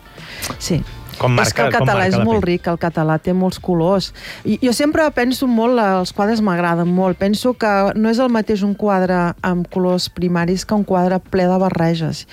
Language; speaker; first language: Catalan; early bilingual, other home language; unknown